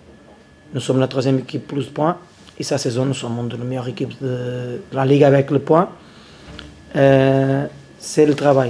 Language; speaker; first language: French; non-native, learner; Portuguese